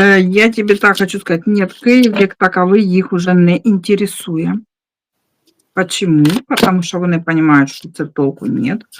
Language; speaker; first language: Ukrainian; non-native, local second language; Russian